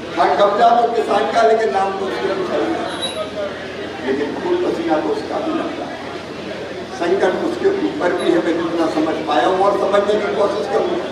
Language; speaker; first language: Hindi; native; Hindi